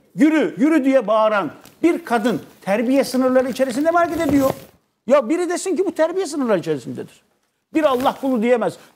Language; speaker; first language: Turkish; native; Turkish